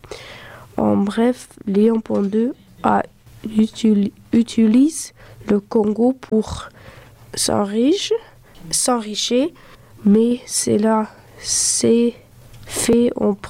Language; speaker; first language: French; early bilingual, other home language; Dutch